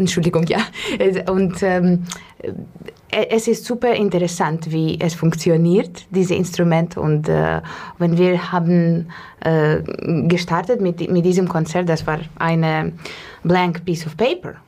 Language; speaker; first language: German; non-native, fluent; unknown